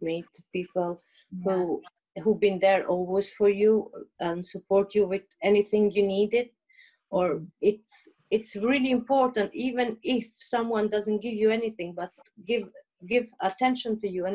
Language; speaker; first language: English; non-native, learner; Albanian